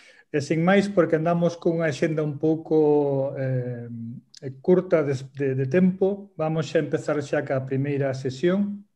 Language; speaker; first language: Galician; native; Galician